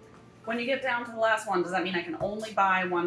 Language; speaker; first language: English; native; English